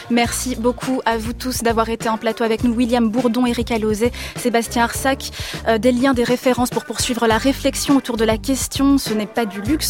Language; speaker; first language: French; native; French